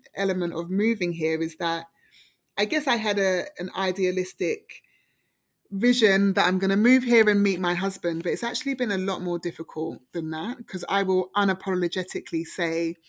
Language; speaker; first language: English; native; English